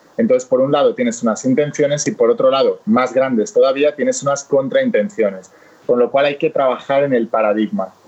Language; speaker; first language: Spanish; native; Spanish